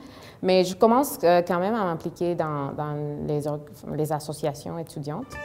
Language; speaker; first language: French; non-native, fluent; Spanish